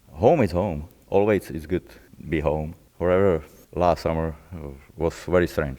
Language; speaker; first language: English; non-native, fluent; Czech